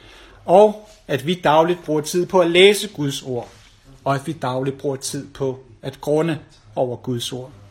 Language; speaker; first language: Danish; native; Danish